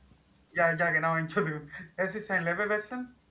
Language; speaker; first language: German; non-native, learner; Spanish